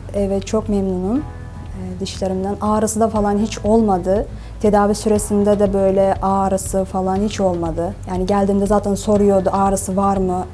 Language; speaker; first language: Turkish; non-native, fluent; Turkmen